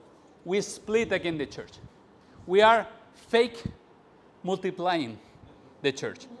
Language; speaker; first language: English; non-native, fluent; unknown